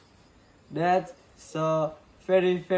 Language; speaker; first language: English; non-native, learner; Indonesian